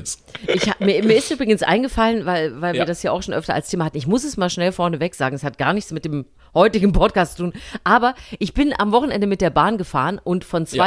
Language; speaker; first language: German; native; German